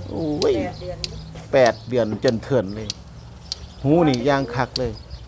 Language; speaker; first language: Thai; native; Thai